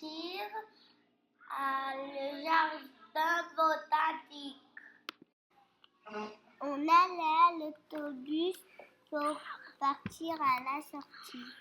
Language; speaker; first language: French; non-native, learner; Portuguese